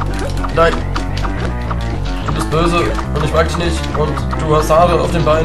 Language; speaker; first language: German; native; German